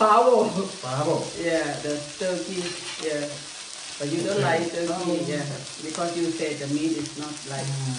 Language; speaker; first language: English; non-native, learner; Thai